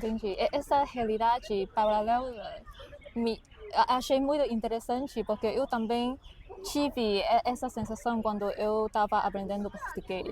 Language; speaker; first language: Portuguese; non-native, fluent; Chinese